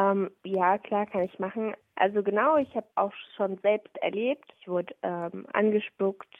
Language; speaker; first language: German; early bilingual, other home language; Somali